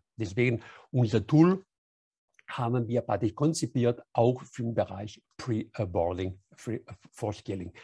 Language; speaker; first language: German; non-native, fluent; Spanish